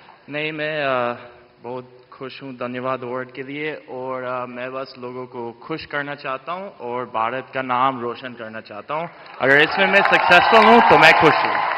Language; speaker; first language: Hindi; non-native, fluent; English